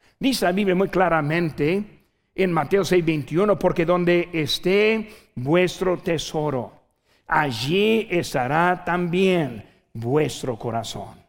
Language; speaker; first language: Spanish; non-native, fluent; English